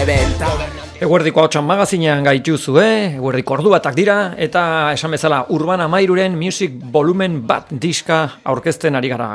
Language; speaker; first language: Basque; native; Basque